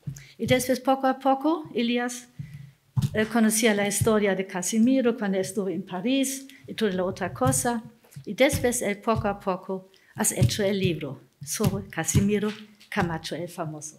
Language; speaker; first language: Spanish; non-native, learner; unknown